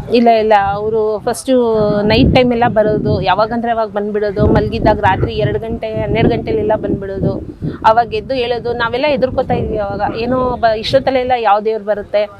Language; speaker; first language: Kannada; native; Kannada